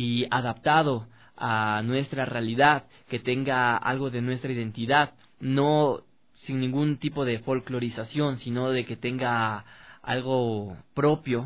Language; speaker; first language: Spanish; native; Spanish